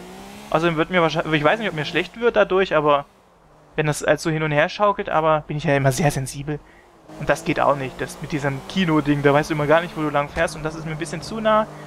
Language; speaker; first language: German; native; German